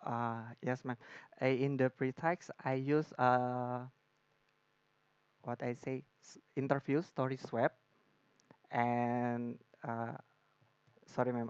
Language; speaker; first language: English; non-native, learner; Indonesian